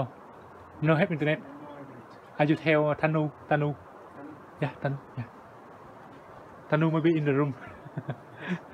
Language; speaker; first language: English; non-native, learner; Vietnamese